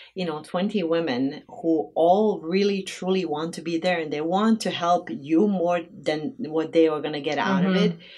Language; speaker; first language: English; non-native, fluent; Bosnian